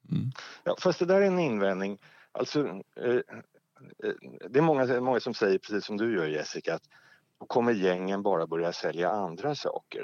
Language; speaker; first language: Swedish; native; Swedish